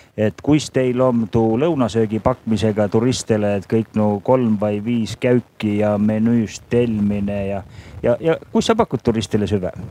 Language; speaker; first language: Estonian; native; Estonian